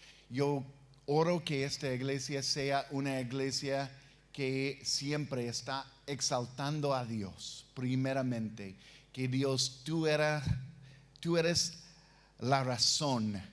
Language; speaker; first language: Spanish; non-native, fluent; English